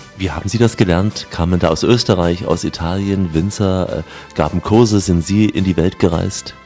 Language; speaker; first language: German; native; German